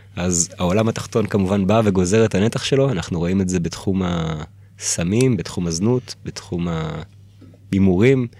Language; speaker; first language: Hebrew; early bilingual, other home language; Russian